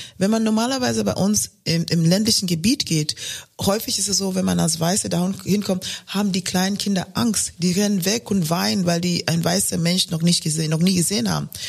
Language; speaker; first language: German; non-native, fluent; Luo (Kenya and Tanzania)